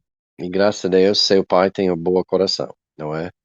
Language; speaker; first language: Portuguese; non-native, learner; English